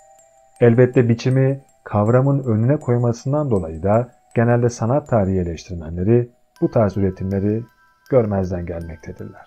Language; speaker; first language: Turkish; native; Turkish